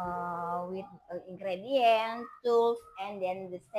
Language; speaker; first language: English; non-native, learner; Indonesian